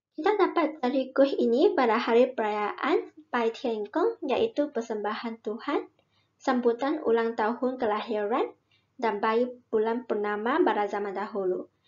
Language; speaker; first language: Malay; non-native, local second language; Min Nan Chinese